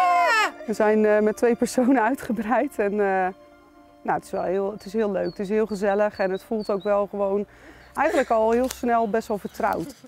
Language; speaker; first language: Dutch; native; Dutch